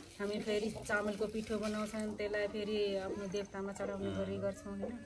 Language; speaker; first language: Nepali; non-native, local second language; Rana Tharu